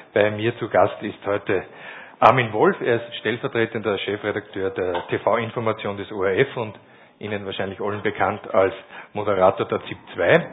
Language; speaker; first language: German; native; German